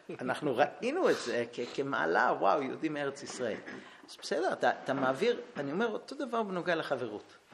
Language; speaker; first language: Hebrew; early bilingual, heritage; Hebrew